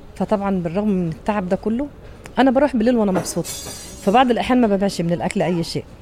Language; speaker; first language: Arabic; native; Arabic